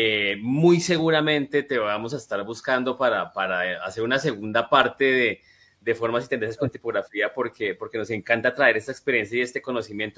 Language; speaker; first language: Spanish; native; Spanish